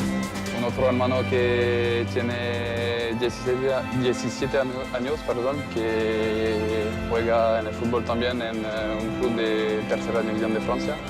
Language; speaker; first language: Spanish; non-native, fluent; French